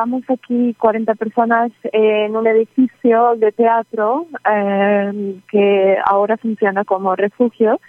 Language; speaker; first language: Spanish; early bilingual, heritage; Ukrainian